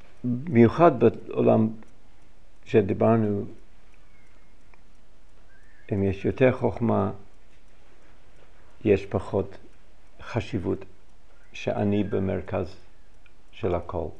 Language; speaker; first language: Hebrew; non-native, fluent; English